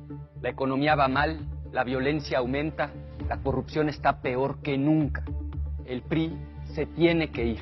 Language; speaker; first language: Spanish; native; Spanish